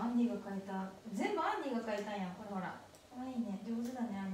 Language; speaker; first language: Japanese; native; Japanese